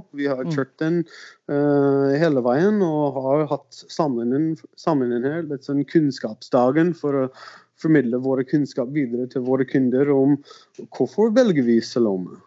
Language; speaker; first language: Norwegian; non-native, fluent; English